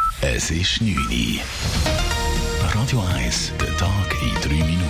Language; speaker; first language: German; native; German